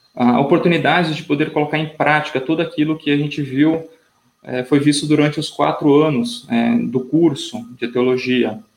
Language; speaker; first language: Portuguese; native; Portuguese